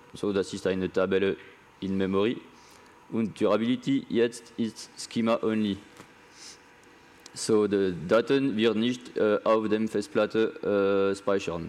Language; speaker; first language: German; non-native, learner; French